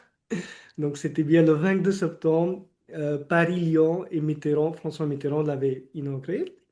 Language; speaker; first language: French; non-native, fluent; Marathi